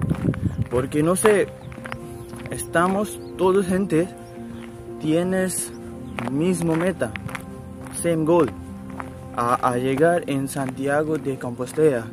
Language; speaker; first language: Spanish; non-native, learner; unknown